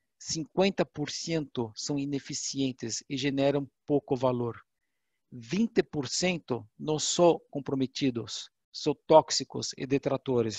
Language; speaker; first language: Portuguese; non-native, learner; Spanish